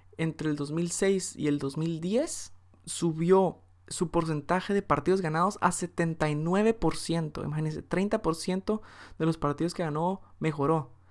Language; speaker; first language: Spanish; early bilingual, heritage; Spanish